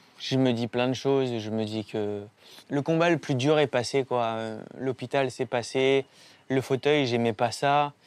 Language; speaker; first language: French; native; French